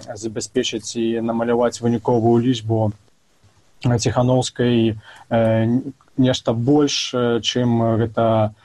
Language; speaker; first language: Belarusian; native; Belarusian